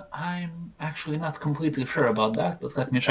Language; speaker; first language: English; non-native, fluent; Serbian